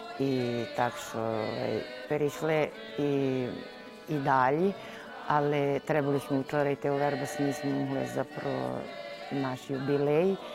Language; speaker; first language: Ukrainian; early bilingual, heritage; Ukrainian